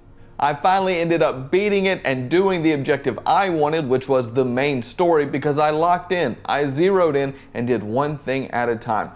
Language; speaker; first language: English; native; English